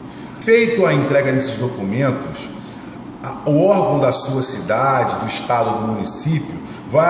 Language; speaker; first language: Portuguese; native; Portuguese